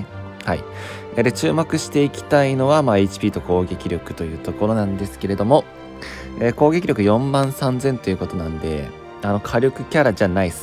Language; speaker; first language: Japanese; native; Japanese